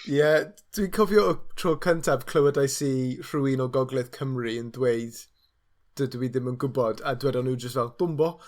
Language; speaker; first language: Welsh; non-native, learner; English